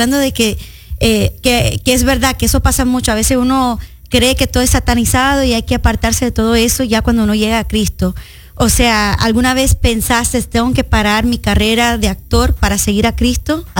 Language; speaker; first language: Spanish; early bilingual, heritage; Spanish